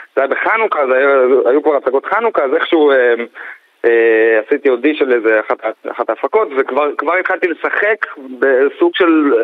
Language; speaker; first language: Hebrew; native; Hebrew